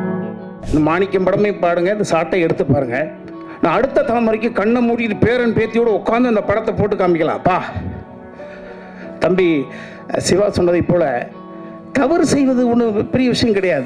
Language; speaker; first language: Tamil; native; Tamil